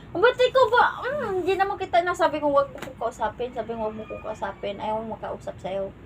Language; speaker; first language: Filipino; non-native, local second language; Cebuano